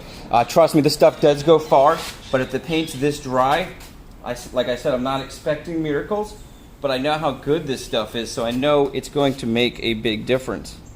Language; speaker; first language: English; native; English